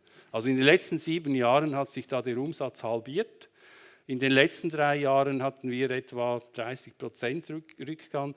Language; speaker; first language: German; native; German